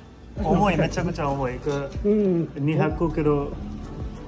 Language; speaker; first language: Japanese; non-native, fluent; Hindi